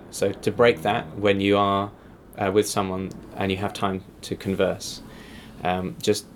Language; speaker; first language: English; native; English